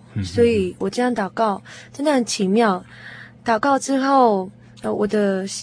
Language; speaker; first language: Chinese; non-native, fluent; Korean